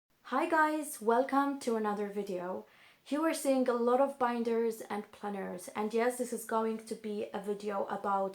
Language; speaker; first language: English; non-native, fluent; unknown